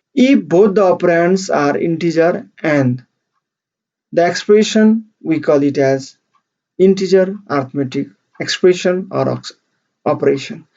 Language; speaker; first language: English; non-native, local second language; Nepali